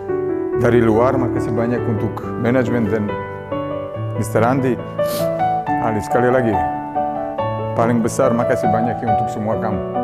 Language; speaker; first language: Indonesian; non-native, fluent; Serbian